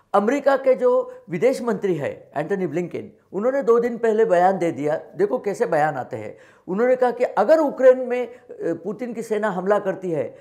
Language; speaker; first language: Hindi; non-native, local second language; Marathi